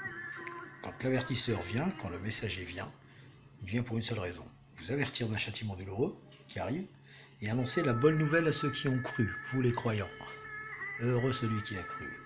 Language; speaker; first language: French; native; French